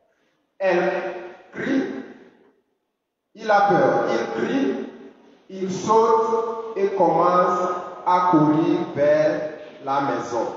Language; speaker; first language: French; non-native, fluent; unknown